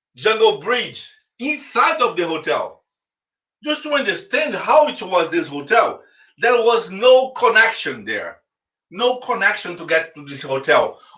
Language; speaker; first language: English; non-native, fluent; Portuguese